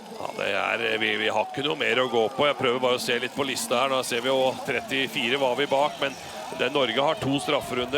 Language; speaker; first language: Norwegian; native; Norwegian